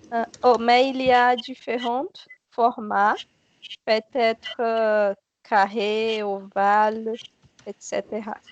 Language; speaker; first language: French; non-native, learner; Portuguese